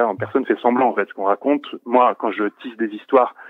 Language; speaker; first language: French; native; French